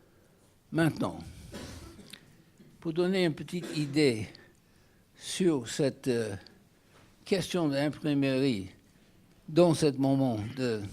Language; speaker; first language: French; non-native, fluent; English